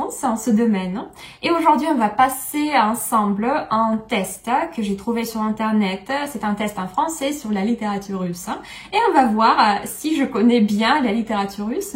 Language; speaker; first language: French; non-native, fluent; Russian